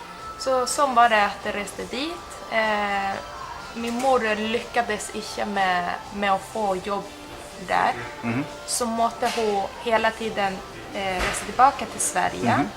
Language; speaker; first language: Norwegian; non-native, fluent; Spanish